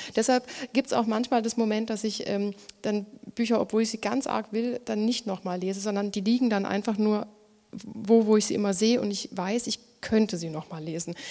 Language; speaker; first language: German; native; German